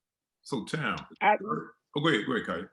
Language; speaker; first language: English; native; English